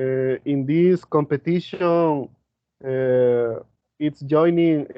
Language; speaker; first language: English; non-native, learner; Spanish